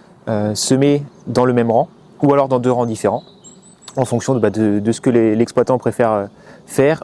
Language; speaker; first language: French; native; French